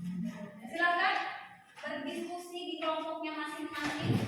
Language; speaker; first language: Indonesian; native; Indonesian